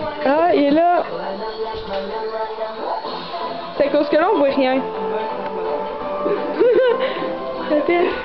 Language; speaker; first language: French; native; French